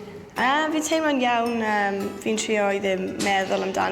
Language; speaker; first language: Welsh; non-native, local second language; English